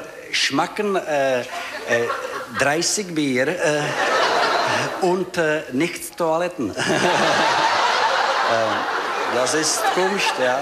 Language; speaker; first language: German; non-native, learner; Czech